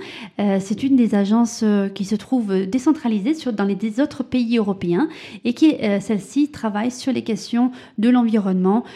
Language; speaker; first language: French; native; French